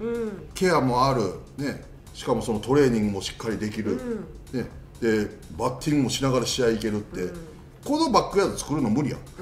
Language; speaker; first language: Japanese; native; Japanese